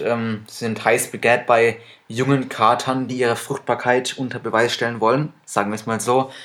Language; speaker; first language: German; native; German